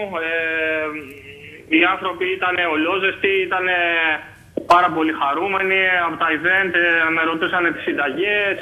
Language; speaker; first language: Greek; native; Greek